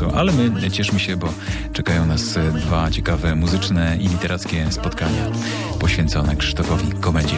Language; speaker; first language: Polish; native; Polish